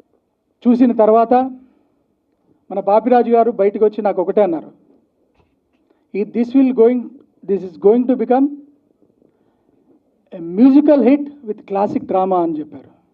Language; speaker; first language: Telugu; native; Telugu